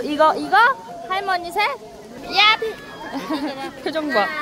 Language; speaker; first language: Korean; native; Korean